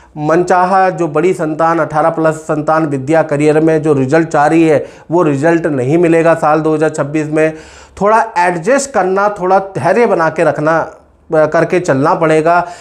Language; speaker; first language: Hindi; native; Hindi